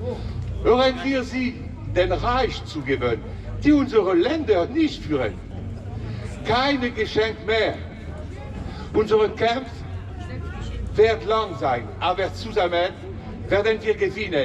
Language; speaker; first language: German; non-native, learner; French